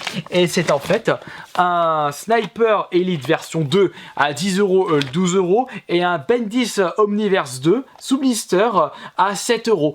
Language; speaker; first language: French; native; French